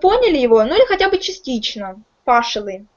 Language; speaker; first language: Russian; native; Russian